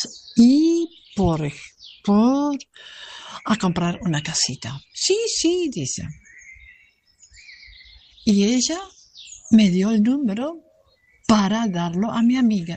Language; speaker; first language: Spanish; non-native, fluent; German